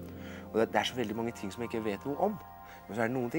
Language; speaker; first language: Norwegian; native; Norwegian